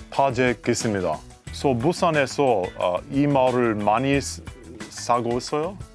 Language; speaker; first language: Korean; non-native, learner; English